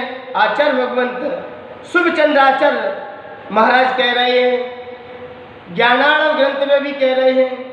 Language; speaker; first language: Hindi; native; Hindi